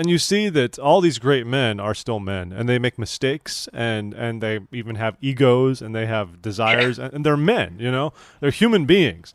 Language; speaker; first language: English; native; English